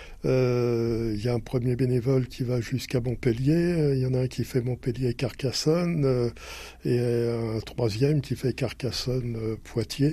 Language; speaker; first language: French; native; French